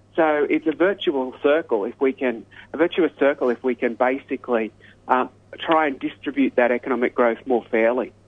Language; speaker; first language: English; native; English